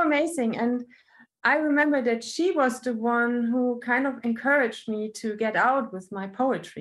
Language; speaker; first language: English; non-native, fluent; German